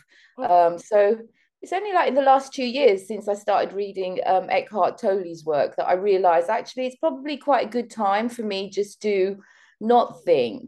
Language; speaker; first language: English; early bilingual, other home language; Seselwa Creole French